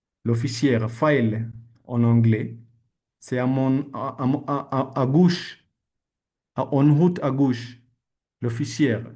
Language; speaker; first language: French; non-native, learner; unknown